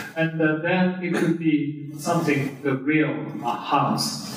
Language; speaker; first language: English; non-native, fluent; Japanese